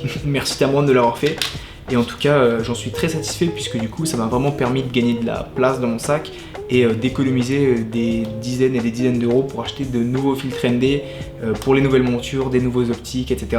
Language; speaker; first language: French; native; French